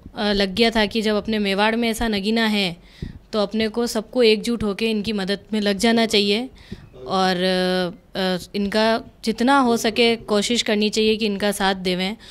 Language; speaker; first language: Hindi; native; Hindi